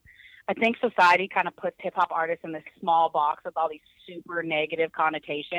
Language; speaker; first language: English; native; English